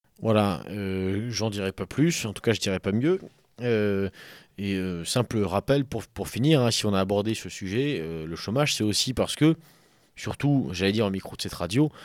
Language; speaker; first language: French; native; French